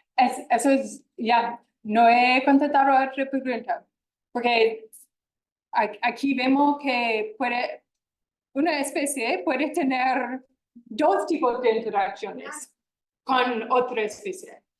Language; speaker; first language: Spanish; non-native, fluent; English